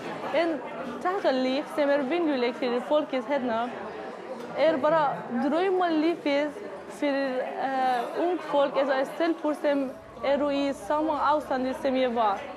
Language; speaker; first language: Icelandic; non-native, learner; Persian